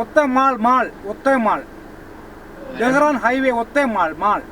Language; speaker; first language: Arabic; non-native, learner; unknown